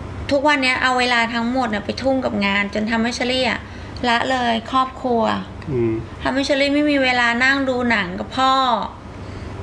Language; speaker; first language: Thai; native; Thai